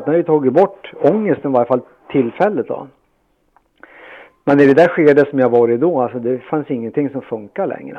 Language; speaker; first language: Swedish; native; Swedish